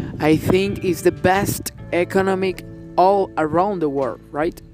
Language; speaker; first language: English; non-native, learner; Spanish